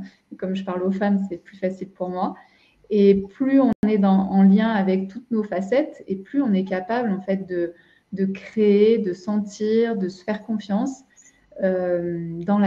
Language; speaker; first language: French; native; French